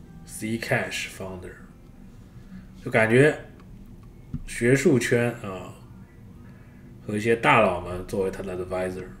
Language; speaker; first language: Chinese; native; Chinese